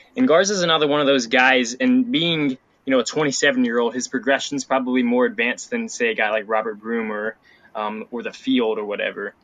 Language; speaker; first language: English; native; English